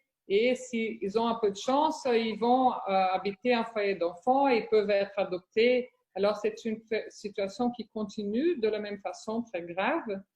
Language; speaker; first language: French; non-native, fluent; Portuguese